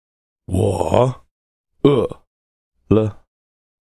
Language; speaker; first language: Chinese; non-native, learner; English